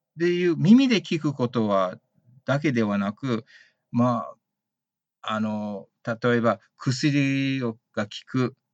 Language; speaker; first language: Japanese; early bilingual, heritage; Japanese